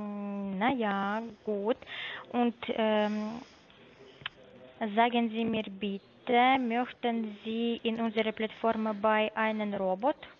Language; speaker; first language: German; non-native, learner; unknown